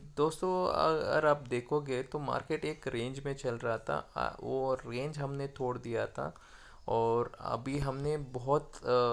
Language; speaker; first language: Hindi; non-native, local second language; Kannada